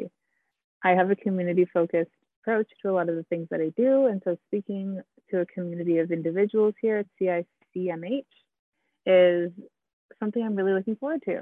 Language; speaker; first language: English; native; English